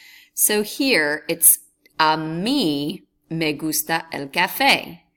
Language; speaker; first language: Spanish; non-native, fluent; English